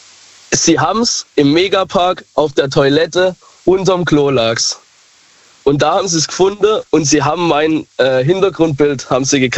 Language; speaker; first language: German; native; German